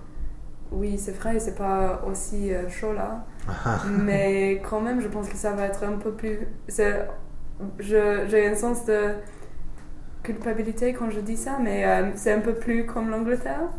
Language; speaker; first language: French; non-native, fluent; English